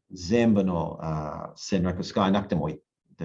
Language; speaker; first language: Japanese; non-native, learner; English